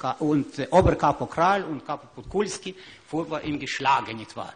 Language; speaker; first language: German; non-native, learner; Ukrainian